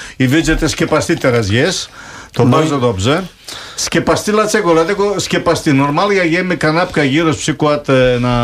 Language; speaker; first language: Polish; non-native, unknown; Greek